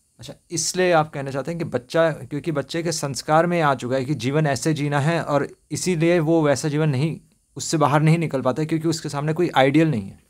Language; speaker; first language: Hindi; native; Hindi